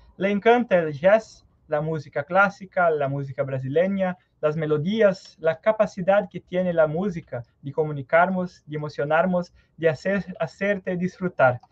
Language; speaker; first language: Spanish; non-native, learner; Portuguese